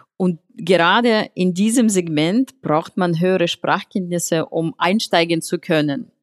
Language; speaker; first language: German; non-native, fluent; Russian